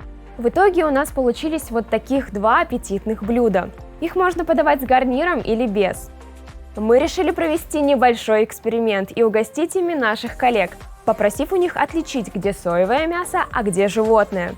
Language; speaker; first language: Russian; native; Russian